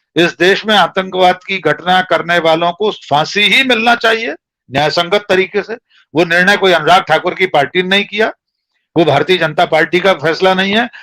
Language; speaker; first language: Hindi; native; Hindi